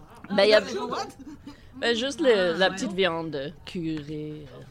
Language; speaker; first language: French; native; French